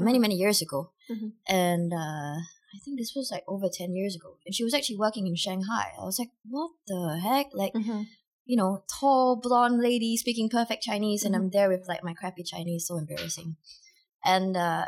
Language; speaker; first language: English; native; English